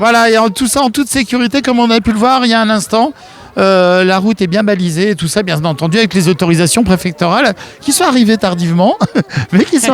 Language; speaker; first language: French; native; French